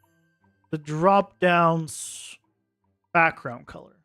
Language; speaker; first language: English; native; English